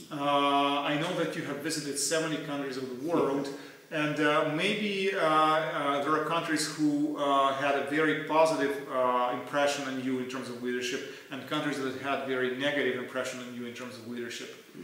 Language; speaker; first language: English; non-native, fluent; Ukrainian